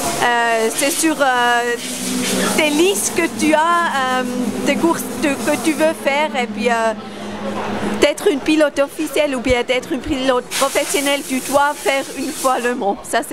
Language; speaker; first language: French; non-native, local second language; German